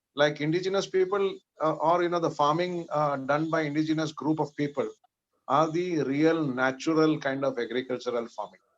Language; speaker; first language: English; non-native, local second language; Malayalam